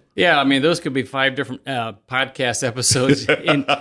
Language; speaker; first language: English; native; English